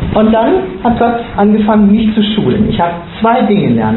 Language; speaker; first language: German; native; German